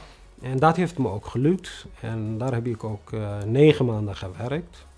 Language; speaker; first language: Dutch; non-native, fluent; Tigrinya